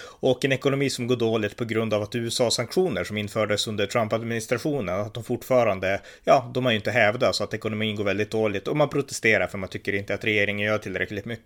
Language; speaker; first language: Swedish; native; Swedish